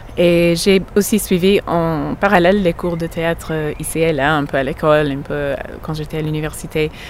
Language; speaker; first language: French; non-native, fluent; English